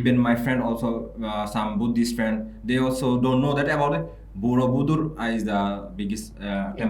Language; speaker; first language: English; non-native, local second language; Bangla